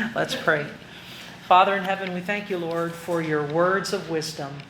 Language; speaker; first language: English; non-native, local second language; Filipino